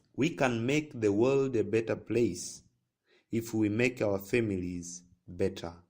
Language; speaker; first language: English; non-native, local second language; Swahili